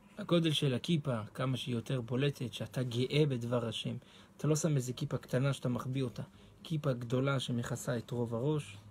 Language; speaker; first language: Hebrew; native; Hebrew